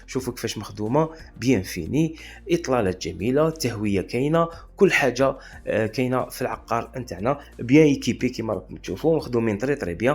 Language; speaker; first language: Arabic; native; Arabic